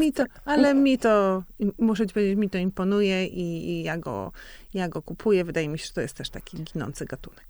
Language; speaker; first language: Polish; native; Polish